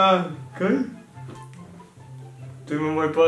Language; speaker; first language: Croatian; early bilingual, heritage; Croatian